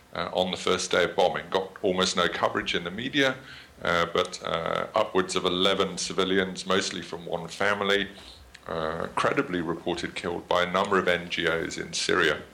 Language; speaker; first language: English; native; English